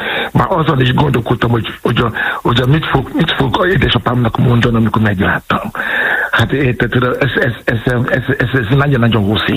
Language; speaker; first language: Hungarian; non-native, learner; Yoruba